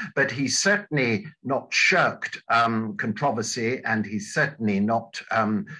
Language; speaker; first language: English; native; English